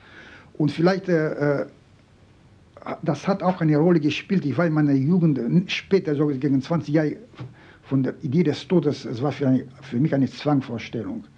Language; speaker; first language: German; non-native, fluent; French